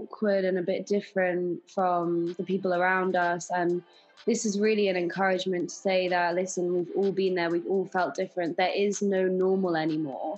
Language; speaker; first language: English; native; English